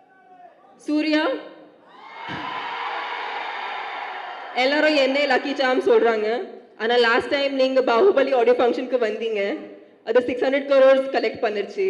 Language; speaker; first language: Tamil; non-native, fluent; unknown